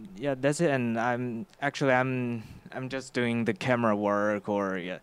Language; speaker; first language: English; non-native, fluent; Chinese